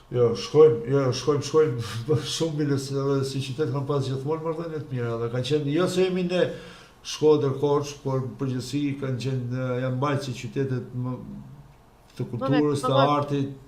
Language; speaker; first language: Albanian; native; Albanian